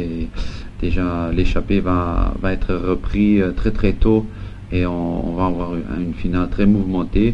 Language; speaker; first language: French; non-native, local second language; Luxembourgish